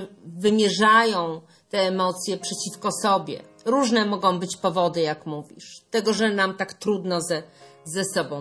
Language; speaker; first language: Polish; native; Polish